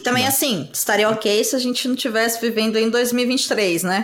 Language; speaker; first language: Portuguese; native; Portuguese